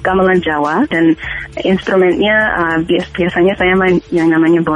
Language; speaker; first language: Indonesian; non-native, fluent; English